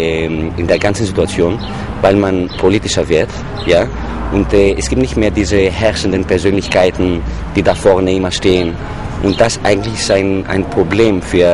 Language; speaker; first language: German; non-native, fluent; Greek